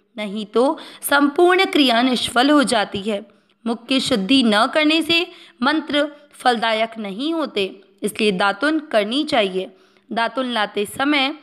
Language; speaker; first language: Hindi; native; Hindi